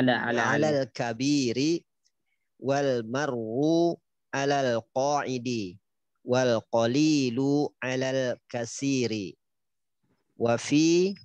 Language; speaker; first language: Arabic; non-native, learner; Indonesian